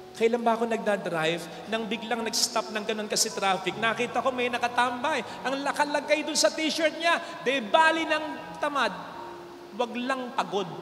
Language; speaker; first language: Filipino; native; Filipino